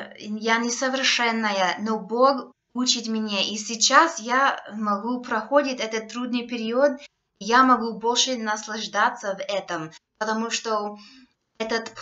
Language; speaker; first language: Russian; non-native, fluent; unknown